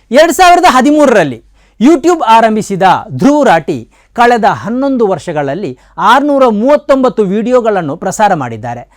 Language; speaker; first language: Kannada; native; Kannada